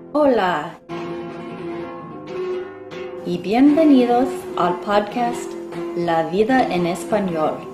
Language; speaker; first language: Spanish; non-native, fluent; English